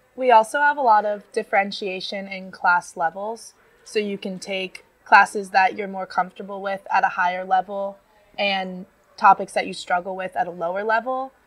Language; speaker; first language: English; native; English